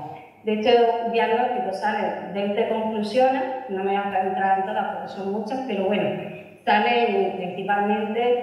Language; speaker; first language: Spanish; native; Spanish